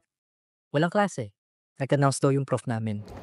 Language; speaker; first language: Filipino; native; Filipino